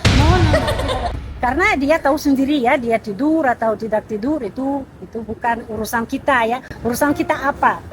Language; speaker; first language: Indonesian; non-native, fluent; Russian